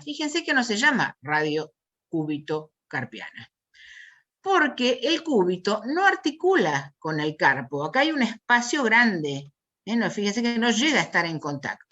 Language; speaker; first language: Spanish; native; Spanish